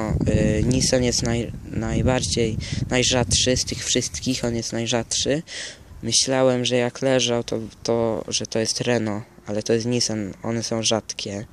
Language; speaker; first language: Polish; early bilingual, heritage; Polish